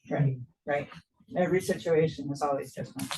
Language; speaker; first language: English; native; English